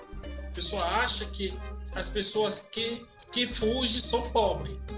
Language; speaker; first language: Portuguese; non-native, fluent; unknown